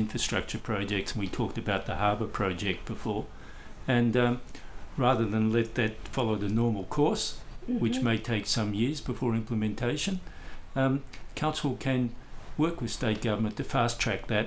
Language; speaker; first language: English; native; English